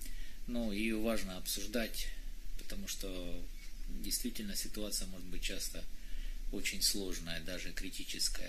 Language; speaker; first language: Russian; native; Russian